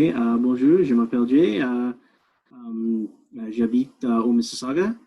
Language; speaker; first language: French; non-native, learner; English